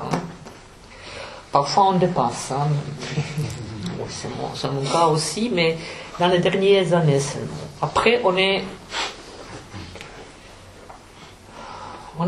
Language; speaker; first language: French; non-native, fluent; Czech